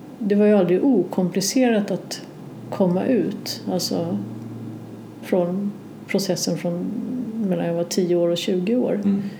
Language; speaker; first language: Swedish; native; Swedish